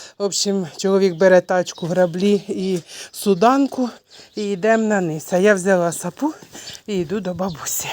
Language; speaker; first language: Ukrainian; native; Ukrainian